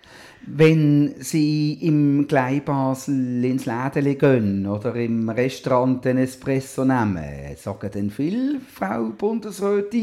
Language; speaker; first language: German; native; German